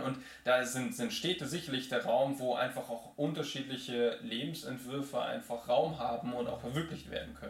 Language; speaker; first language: German; native; German